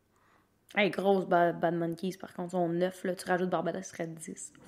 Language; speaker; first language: French; native; French